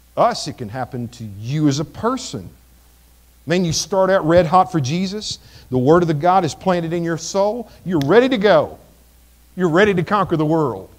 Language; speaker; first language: English; native; English